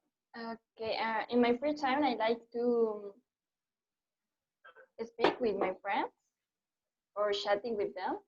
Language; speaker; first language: English; non-native, learner; Spanish